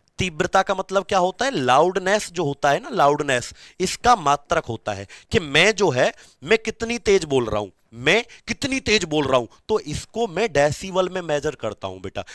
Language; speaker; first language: Hindi; native; Hindi